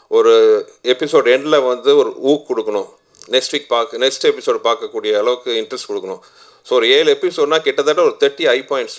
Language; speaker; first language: Tamil; native; Tamil